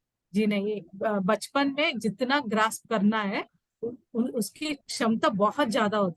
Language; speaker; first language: Hindi; native; Hindi